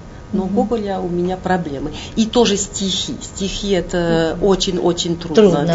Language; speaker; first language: Russian; non-native, fluent; French